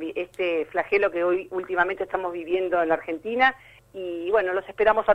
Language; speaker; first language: Spanish; native; Spanish